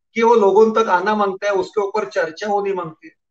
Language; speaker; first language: Hindi; non-native, local second language; Marathi